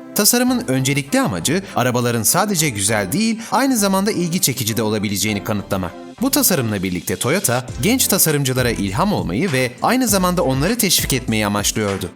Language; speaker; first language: Turkish; native; Turkish